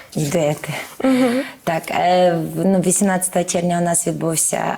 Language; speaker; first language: Ukrainian; native; Ukrainian